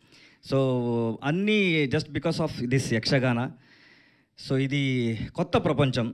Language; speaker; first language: Telugu; non-native, learner; Kannada